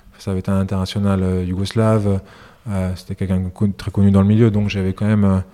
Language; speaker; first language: French; early bilingual, other home language; Serbian